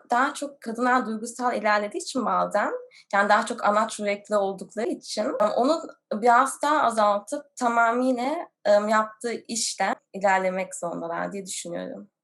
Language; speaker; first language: Turkish; early bilingual, heritage; Turkish